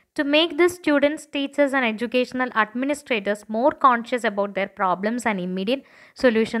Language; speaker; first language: English; non-native, local second language; Malayalam